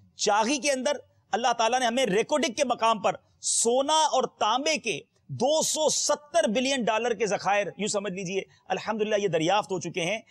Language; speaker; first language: Urdu; native; Urdu